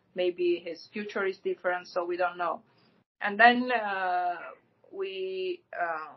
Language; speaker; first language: English; non-native, fluent; Armenian